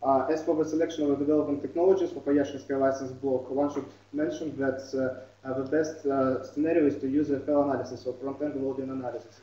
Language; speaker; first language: English; non-native, fluent; Russian